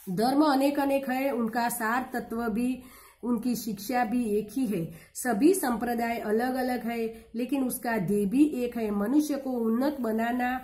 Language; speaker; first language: Hindi; non-native, local second language; Gujarati